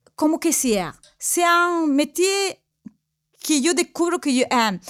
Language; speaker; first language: French; non-native, learner; Spanish